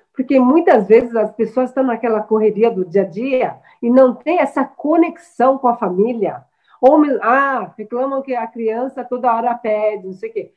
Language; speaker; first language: Portuguese; early bilingual, other home language; Chinese